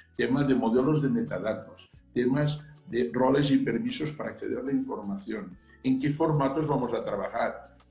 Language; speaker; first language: Spanish; non-native, local second language; Catalan